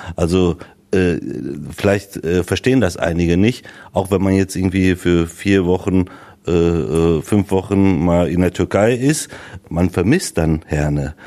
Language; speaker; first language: German; early bilingual, other home language; Turkish